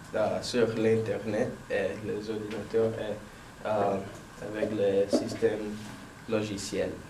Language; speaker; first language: French; non-native, learner; English